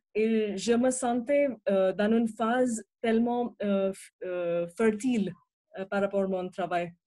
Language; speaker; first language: French; non-native, fluent; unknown